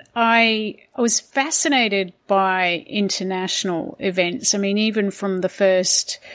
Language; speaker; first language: English; native; English